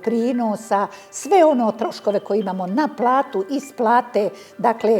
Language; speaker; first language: Bosnian; native; Bosnian